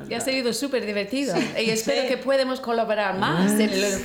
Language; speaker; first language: Spanish; non-native, learner; English